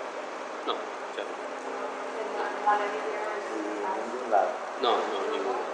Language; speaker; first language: Spanish; native; Spanish